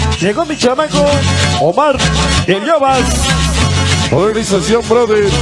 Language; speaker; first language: Spanish; native; Spanish